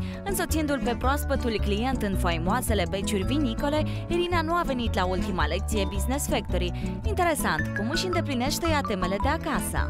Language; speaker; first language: Romanian; native; Romanian